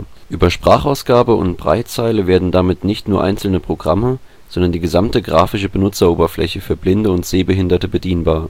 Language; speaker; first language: German; native; German